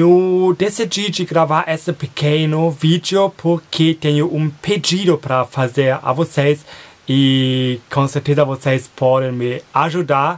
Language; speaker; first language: Portuguese; non-native, fluent; German